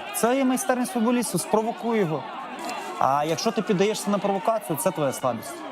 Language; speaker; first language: Ukrainian; native; Ukrainian